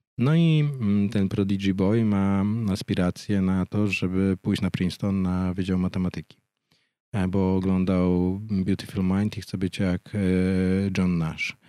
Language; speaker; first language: Polish; native; Polish